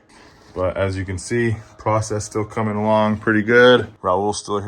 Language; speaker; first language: English; native; English